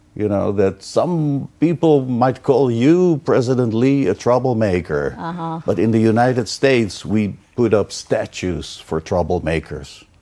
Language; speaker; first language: English; non-native, fluent; Dutch